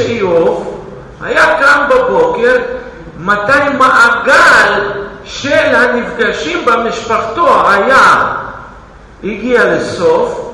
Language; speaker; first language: Hebrew; non-native, fluent; Russian